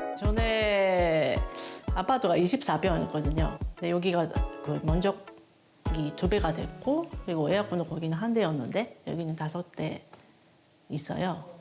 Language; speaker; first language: Korean; non-native, fluent; Japanese